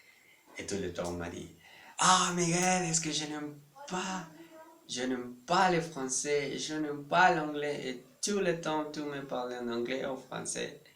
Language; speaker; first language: French; non-native, learner; Spanish